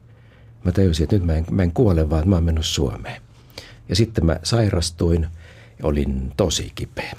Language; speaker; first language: Finnish; native; Finnish